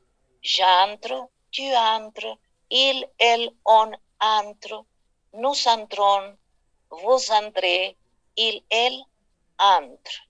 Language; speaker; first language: French; non-native, fluent; Spanish